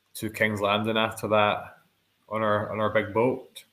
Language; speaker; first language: English; native; English